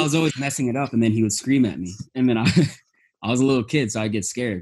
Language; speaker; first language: English; native; English